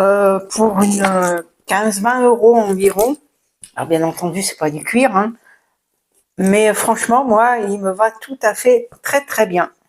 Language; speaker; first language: French; native; French